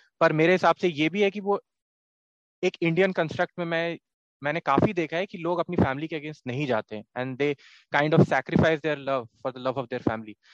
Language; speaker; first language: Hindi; native; Hindi